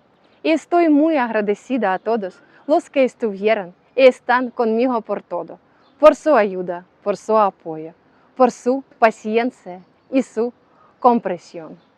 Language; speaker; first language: Spanish; non-native, learner; Russian